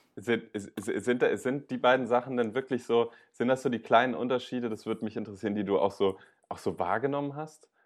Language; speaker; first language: German; native; German